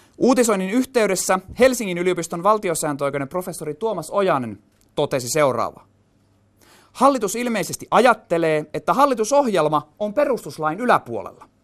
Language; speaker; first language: Finnish; native; Finnish